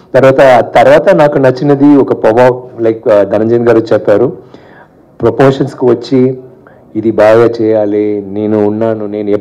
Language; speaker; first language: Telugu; non-native, fluent; Tamil